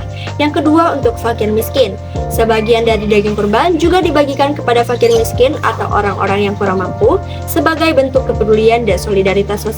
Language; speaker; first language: Indonesian; native; Indonesian